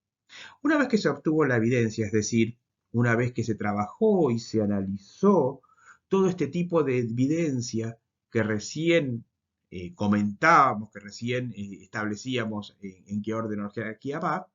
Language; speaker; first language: Spanish; native; Spanish